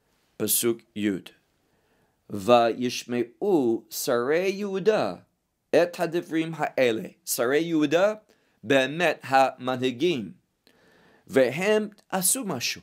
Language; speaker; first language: Hebrew; non-native, fluent; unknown